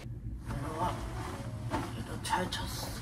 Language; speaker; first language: Korean; native; Korean